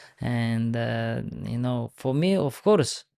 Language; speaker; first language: English; non-native, learner; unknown